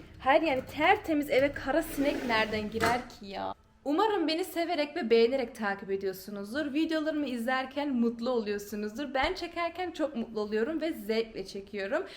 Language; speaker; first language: Turkish; early bilingual, heritage; Turkish